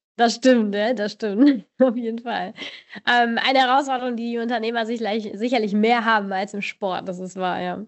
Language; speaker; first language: German; native; German